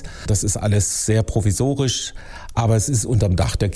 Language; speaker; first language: German; native; German